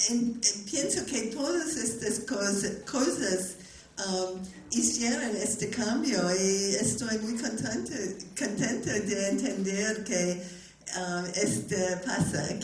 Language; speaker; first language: Spanish; non-native, learner; English